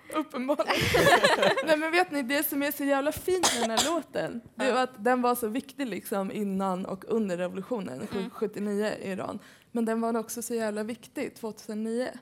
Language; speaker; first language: Swedish; early bilingual, other home language; Persian